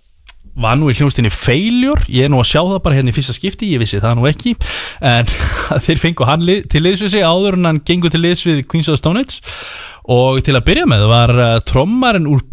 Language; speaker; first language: Icelandic; native; Icelandic